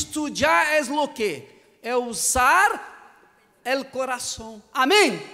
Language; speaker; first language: Portuguese; non-native, fluent; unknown